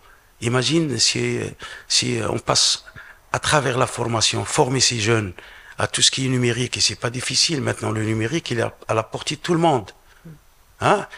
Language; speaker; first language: French; non-native, local second language; Arabic